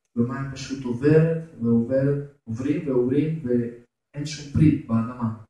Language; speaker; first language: Hebrew; non-native, fluent; Russian